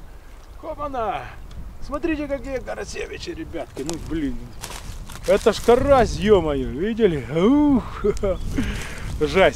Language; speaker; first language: Russian; native; Russian